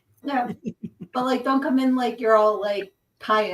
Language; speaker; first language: English; native; English